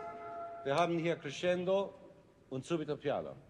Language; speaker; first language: German; non-native, learner; English